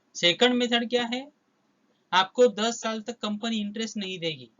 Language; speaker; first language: Hindi; non-native, local second language; Marathi